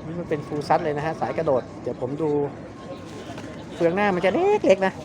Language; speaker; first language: Thai; native; Thai